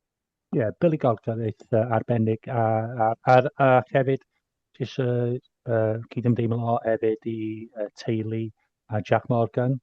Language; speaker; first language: Welsh; non-native, fluent; English